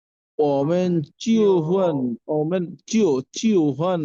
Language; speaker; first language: Chinese; non-native, learner; Bangla